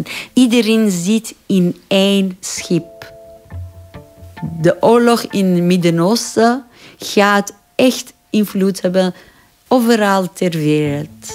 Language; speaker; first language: Dutch; non-native, fluent; Persian